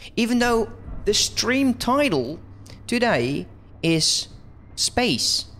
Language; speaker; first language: English; non-native, fluent; Dutch